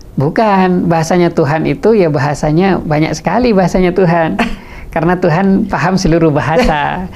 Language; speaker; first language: Indonesian; non-native, local second language; Madurese